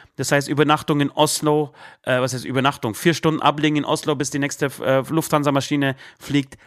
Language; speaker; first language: German; early bilingual, other home language; Polish